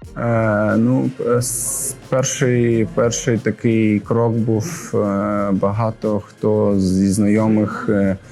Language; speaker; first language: Ukrainian; non-native, local second language; Russian